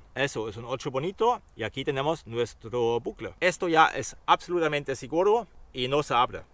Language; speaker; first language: Spanish; non-native, fluent; German